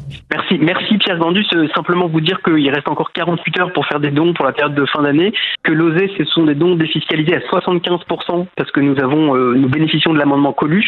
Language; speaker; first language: French; native; French